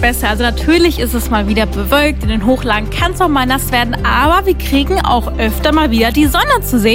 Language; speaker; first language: German; native; German